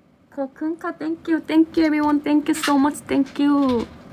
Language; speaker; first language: English; non-native, learner; Korean